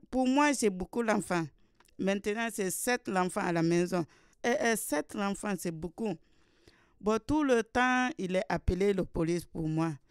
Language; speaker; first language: French; non-native, learner; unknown